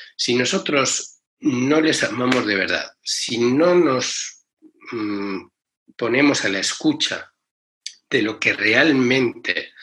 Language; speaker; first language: Spanish; native; Spanish